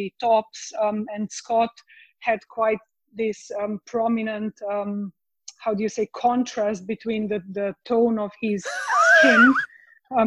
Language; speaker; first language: English; non-native, fluent; Slovenian